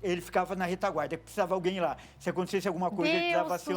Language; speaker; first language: Portuguese; native; Portuguese